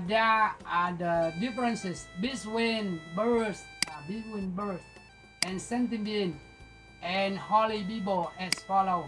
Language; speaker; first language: English; non-native, local second language; Vietnamese